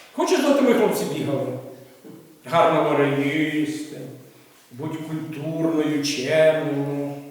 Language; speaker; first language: Ukrainian; non-native, local second language; Russian